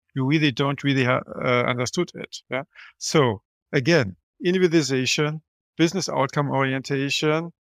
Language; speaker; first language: English; non-native, fluent; German